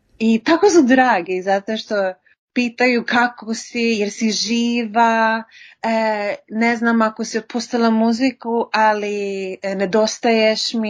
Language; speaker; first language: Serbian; early bilingual, heritage; Serbian